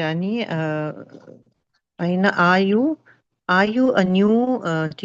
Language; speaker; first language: Hindi; native; Hindi